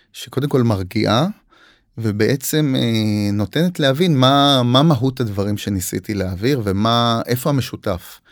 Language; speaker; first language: Hebrew; native; Hebrew